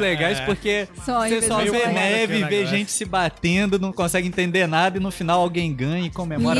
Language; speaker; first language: Portuguese; native; Portuguese